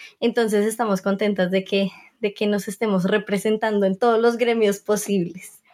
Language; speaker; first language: Spanish; native; Spanish